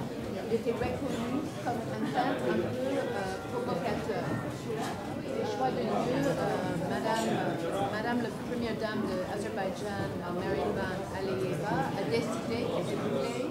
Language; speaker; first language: French; non-native, fluent; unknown